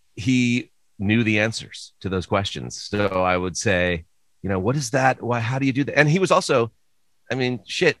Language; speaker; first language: English; native; English